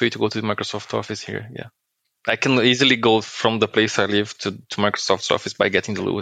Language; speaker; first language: English; non-native, fluent; Portuguese